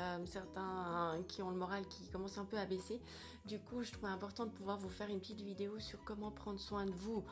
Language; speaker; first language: French; native; French